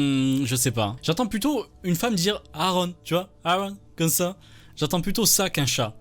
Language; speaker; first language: French; native; French